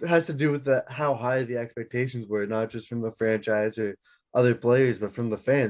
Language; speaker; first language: English; native; English